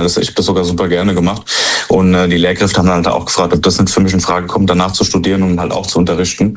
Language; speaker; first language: German; native; German